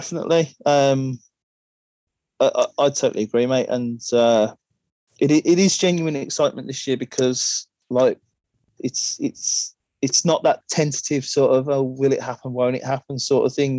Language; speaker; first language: English; native; English